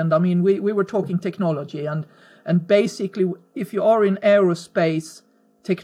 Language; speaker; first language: English; non-native, fluent; Swedish